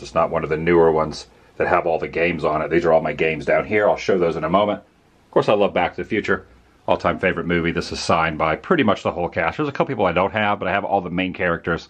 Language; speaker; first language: English; native; English